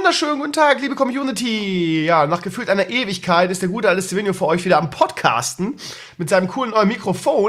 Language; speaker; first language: German; native; German